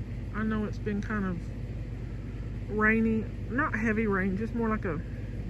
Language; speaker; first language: English; native; English